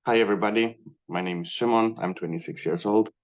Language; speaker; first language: English; non-native, fluent; Polish